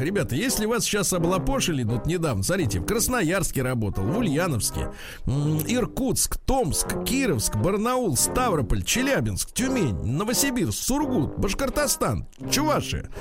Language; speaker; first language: Russian; native; Russian